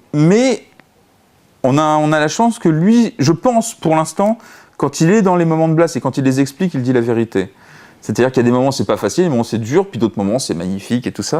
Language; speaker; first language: French; native; French